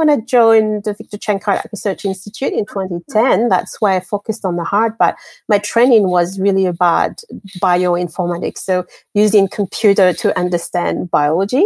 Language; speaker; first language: English; non-native, fluent; French